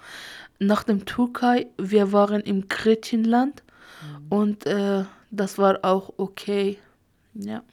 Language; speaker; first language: German; non-native, learner; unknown